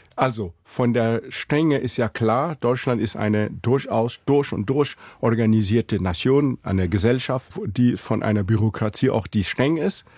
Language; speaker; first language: German; non-native, fluent; Mossi